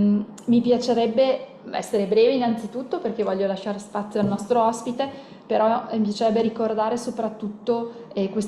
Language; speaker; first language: Italian; native; Italian